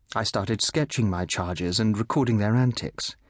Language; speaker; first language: English; native; English